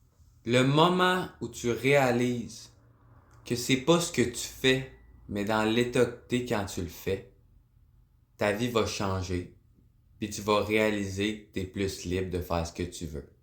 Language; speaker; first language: French; native; French